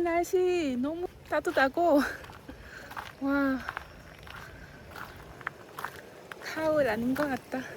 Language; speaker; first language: Korean; non-native, fluent; Spanish